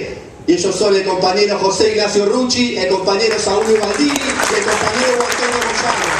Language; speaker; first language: Spanish; native; Spanish